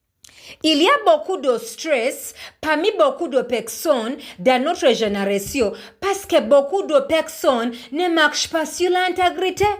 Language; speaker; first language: French; non-native, learner; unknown